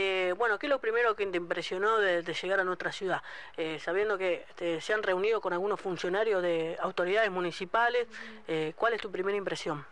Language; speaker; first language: Spanish; native; Spanish